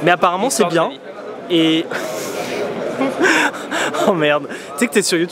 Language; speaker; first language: French; native; French